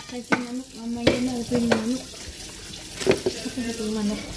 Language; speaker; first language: Filipino; non-native, learner; Indonesian